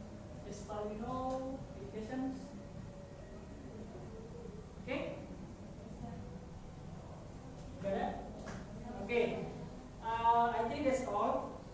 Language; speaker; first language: English; non-native, local second language; Indonesian